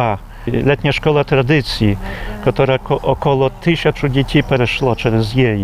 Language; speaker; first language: Polish; non-native, local second language; Belarusian